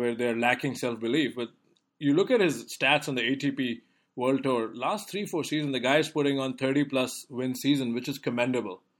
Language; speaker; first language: English; non-native, local second language; Hindi